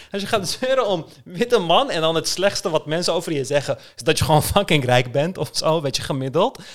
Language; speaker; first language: Dutch; early bilingual, other home language; Turkish